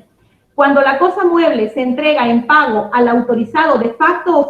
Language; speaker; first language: Spanish; native; Spanish